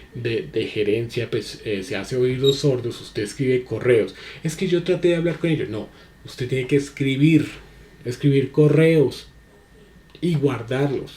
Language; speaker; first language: Spanish; native; Spanish